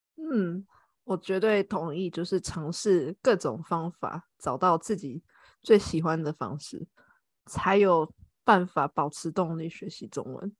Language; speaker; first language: Chinese; native; Chinese